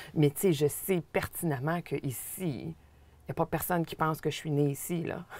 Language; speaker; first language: French; native; French